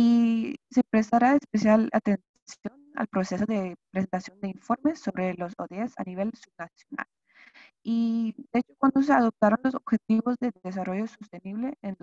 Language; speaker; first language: Spanish; non-native, fluent; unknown